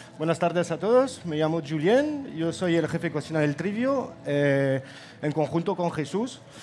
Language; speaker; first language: Spanish; non-native, fluent; German